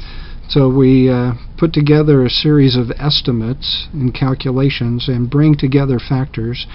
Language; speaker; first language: English; native; English